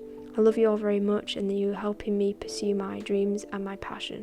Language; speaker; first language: English; native; English